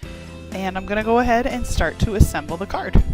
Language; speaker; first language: English; native; English